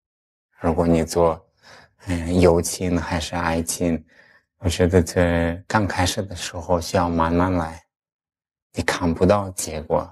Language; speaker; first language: Chinese; non-native, fluent; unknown